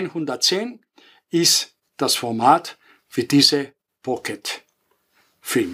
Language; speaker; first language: German; non-native, fluent; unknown